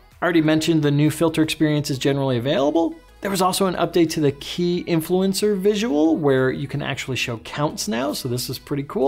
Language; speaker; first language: English; native; English